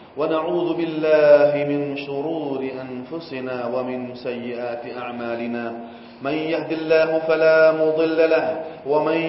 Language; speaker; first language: Arabic; non-native, fluent; Gujarati